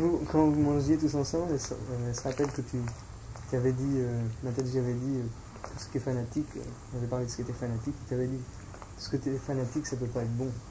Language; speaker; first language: French; native; French